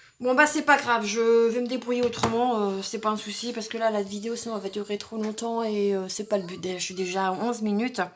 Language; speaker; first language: French; native; French